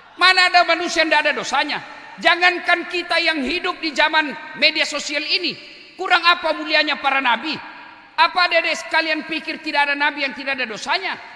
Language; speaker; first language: Indonesian; non-native, local second language; Buginese